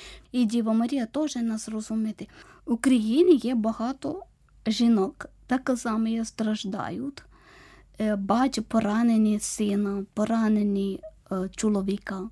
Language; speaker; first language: Ukrainian; non-native, learner; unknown